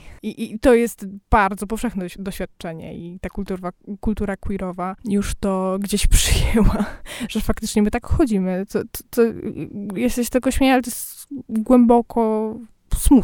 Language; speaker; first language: Polish; native; Polish